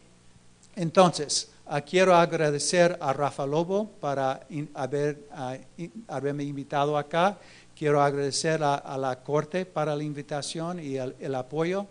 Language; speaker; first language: Spanish; non-native, fluent; English